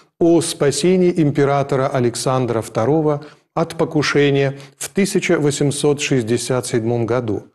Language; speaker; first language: Russian; native; Russian